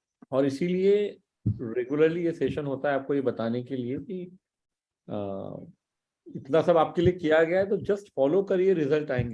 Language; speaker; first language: Hindi; native; Hindi